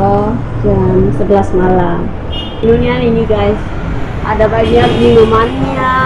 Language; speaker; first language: Indonesian; non-native, learner; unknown